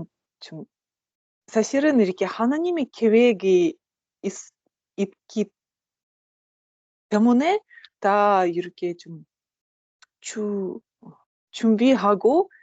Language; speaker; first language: Korean; non-native, learner; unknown